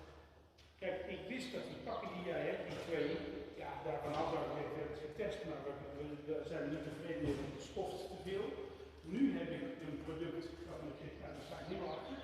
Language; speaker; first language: Dutch; native; Dutch